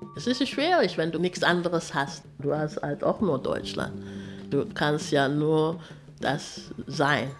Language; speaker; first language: German; early bilingual, other home language; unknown